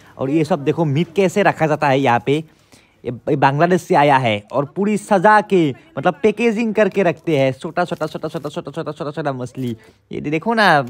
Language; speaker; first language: Hindi; non-native, local second language; Assamese